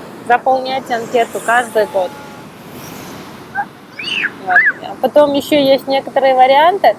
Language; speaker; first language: Russian; non-native, local second language; Kyrgyz